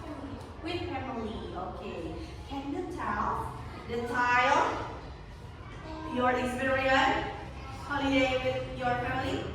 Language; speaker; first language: English; non-native, local second language; Indonesian